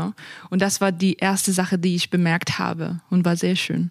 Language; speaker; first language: German; non-native, fluent; Persian